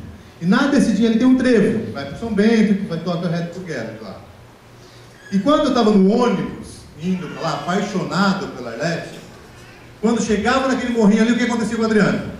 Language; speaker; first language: Portuguese; native; Portuguese